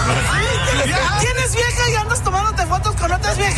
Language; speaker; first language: Spanish; early bilingual, heritage; Spanish